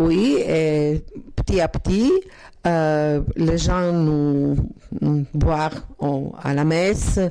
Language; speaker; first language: French; non-native, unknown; Croatian